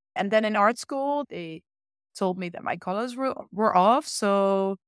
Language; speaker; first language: English; non-native, fluent; Dutch